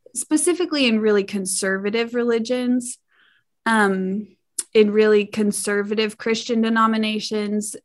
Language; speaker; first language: English; native; English